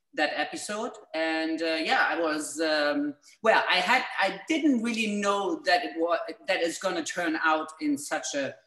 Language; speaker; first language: English; non-native, fluent; German